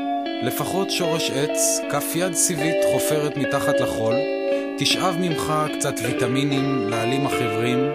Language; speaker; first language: Hebrew; native; Hebrew